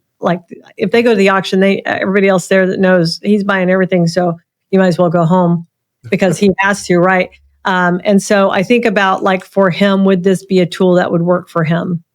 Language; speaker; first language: English; native; English